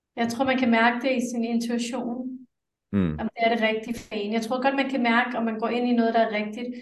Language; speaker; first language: Danish; early bilingual, other home language; English